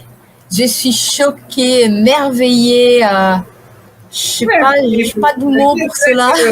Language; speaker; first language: French; non-native, fluent; Portuguese